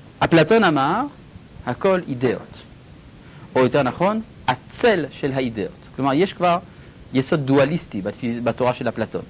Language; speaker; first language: Hebrew; non-native, fluent; French